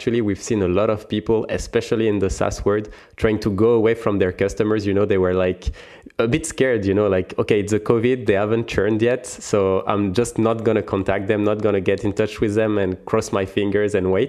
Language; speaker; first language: English; non-native, fluent; French